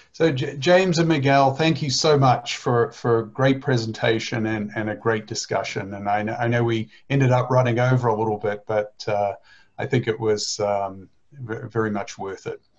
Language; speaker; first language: English; native; English